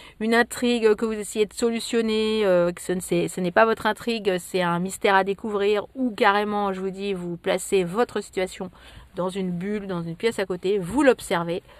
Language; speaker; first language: French; native; French